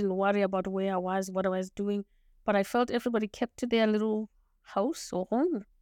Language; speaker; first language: English; non-native, local second language; Shona